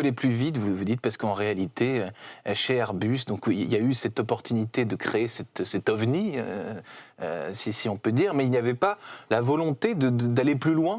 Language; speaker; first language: French; native; French